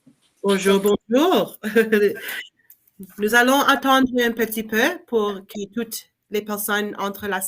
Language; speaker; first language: French; non-native, learner; English